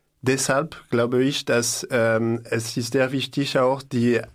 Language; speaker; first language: German; non-native, learner; French